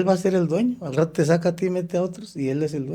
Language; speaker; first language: Spanish; native; Spanish